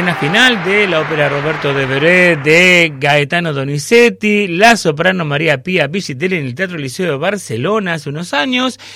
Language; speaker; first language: Spanish; native; Spanish